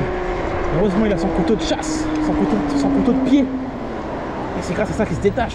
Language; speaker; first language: French; native; French